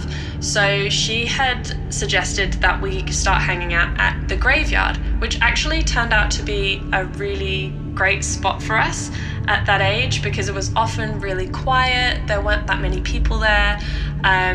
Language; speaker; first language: English; native; English